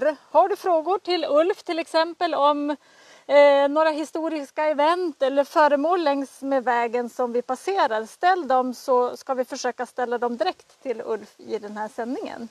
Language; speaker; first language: Swedish; native; Swedish